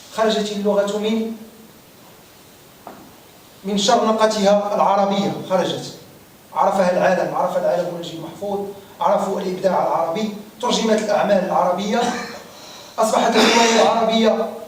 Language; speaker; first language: Arabic; native; Arabic